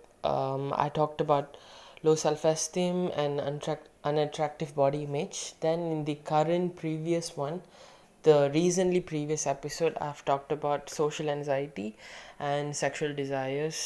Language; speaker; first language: English; non-native, local second language; Tamil